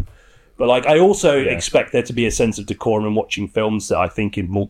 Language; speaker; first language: English; native; English